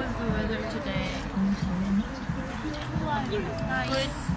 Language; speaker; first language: English; non-native, learner; Korean